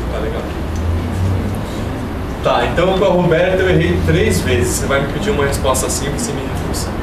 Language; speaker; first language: Portuguese; native; Portuguese